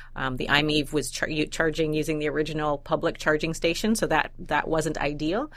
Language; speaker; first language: English; native; English